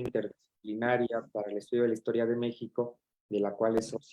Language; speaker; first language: Spanish; native; Spanish